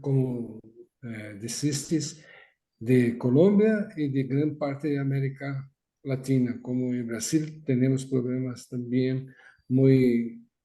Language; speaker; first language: Spanish; non-native, fluent; Portuguese